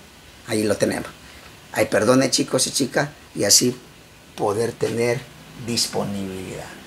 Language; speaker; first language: Spanish; native; Spanish